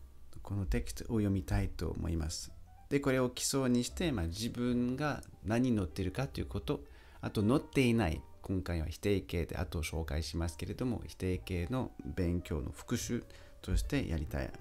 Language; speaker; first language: Japanese; non-native, fluent; French